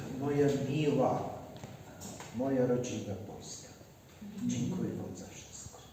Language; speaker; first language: Polish; non-native, learner; Ukrainian